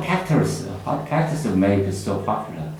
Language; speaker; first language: English; non-native, learner; Korean